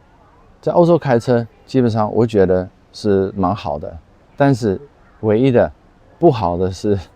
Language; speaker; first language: Chinese; non-native, fluent; Dutch